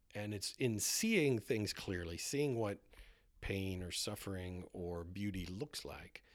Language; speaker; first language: English; native; English